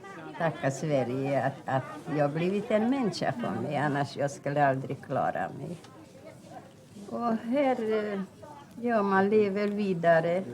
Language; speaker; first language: Swedish; non-native, fluent; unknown